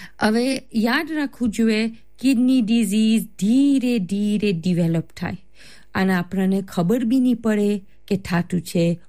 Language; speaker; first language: Gujarati; early bilingual, heritage; Gujarati